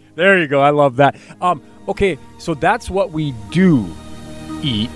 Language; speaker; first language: English; native; English